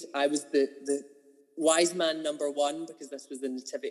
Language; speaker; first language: English; native; English